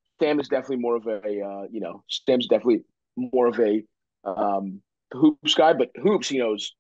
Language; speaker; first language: English; native; English